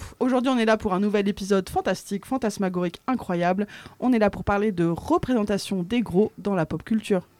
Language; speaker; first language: French; native; French